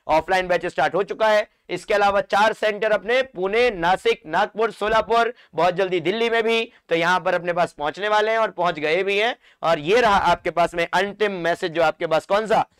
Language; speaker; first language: Hindi; non-native, local second language; Marathi